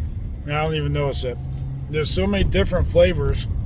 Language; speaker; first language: English; native; English